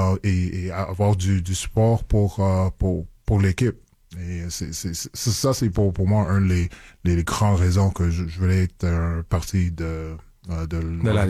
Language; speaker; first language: French; non-native, local second language; English